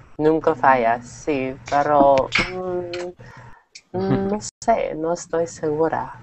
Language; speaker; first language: Spanish; non-native, learner; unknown